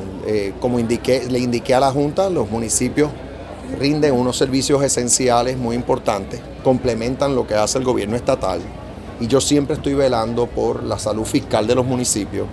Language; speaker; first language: Spanish; native; Spanish